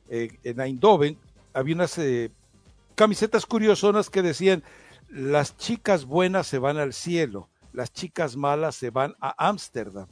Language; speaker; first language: Spanish; native; Spanish